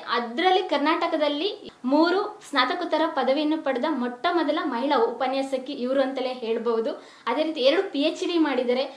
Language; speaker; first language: Kannada; native; Kannada